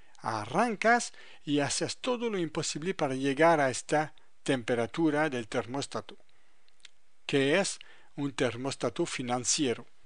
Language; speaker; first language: Spanish; non-native, fluent; French